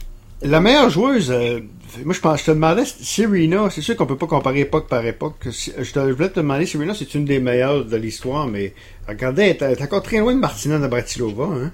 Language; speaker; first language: French; native; French